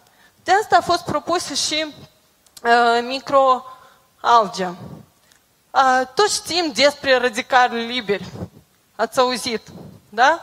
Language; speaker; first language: Romanian; non-native, local second language; Russian